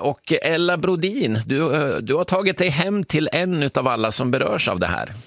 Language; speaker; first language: Swedish; native; Swedish